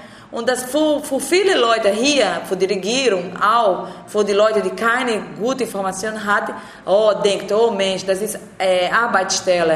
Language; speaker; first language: German; non-native, learner; Portuguese